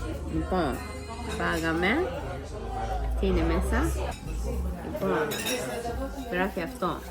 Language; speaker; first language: Greek; non-native, learner; Japanese